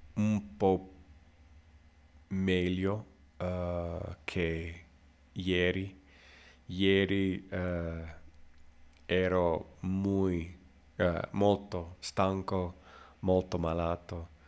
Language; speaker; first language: Italian; non-native, learner; English